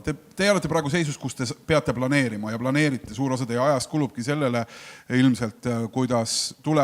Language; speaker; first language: Estonian; native; Estonian